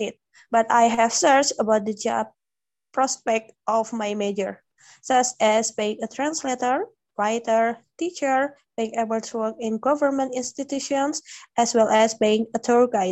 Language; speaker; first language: English; non-native, learner; Indonesian